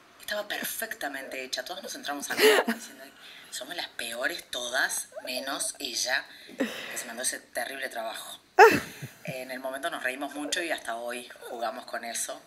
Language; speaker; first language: Spanish; native; Spanish